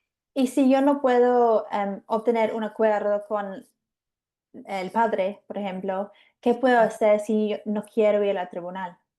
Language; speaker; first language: Spanish; non-native, fluent; English